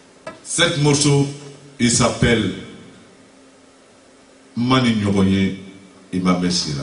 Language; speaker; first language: French; non-native, local second language; Bambara